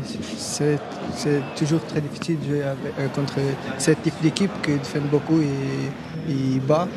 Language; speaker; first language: French; non-native, learner; Portuguese